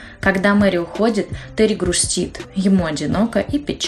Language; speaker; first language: Russian; native; Russian